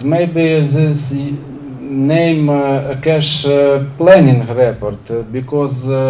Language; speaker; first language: English; non-native, learner; Ukrainian